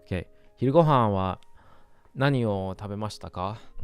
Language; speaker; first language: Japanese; non-native, learner; English